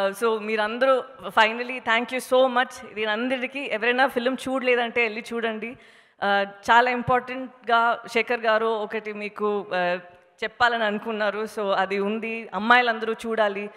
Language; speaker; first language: Telugu; non-native, fluent; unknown